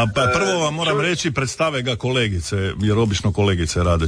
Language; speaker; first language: Serbian; native; Serbian